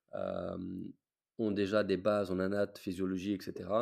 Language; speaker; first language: French; non-native, fluent; English